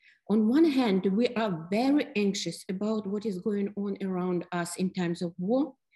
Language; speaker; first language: English; non-native, fluent; Ukrainian